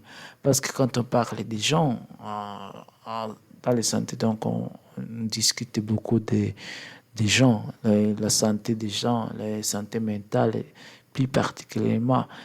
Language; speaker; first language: French; non-native, learner; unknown